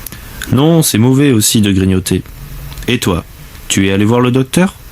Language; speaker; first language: French; native; French